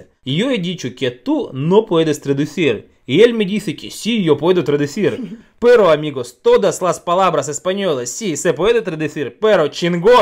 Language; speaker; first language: Spanish; non-native, learner; Russian